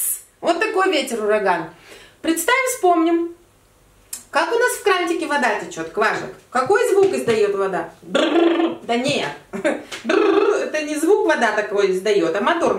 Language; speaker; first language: Russian; native; Russian